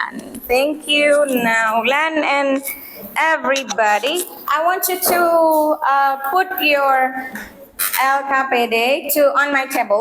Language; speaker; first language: English; non-native, fluent; Indonesian